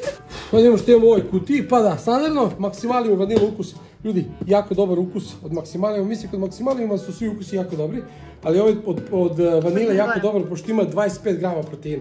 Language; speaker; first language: Croatian; native; Croatian